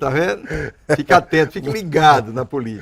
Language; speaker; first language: Portuguese; native; Portuguese